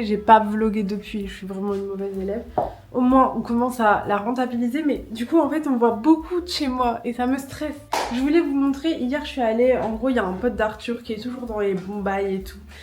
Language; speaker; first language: French; native; French